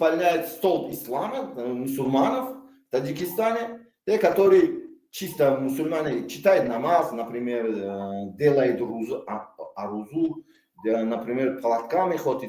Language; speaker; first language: Russian; non-native, local second language; Tajik